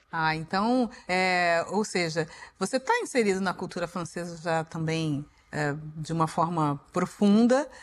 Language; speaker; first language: Portuguese; native; Portuguese